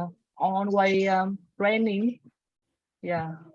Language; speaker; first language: English; non-native, learner; Vietnamese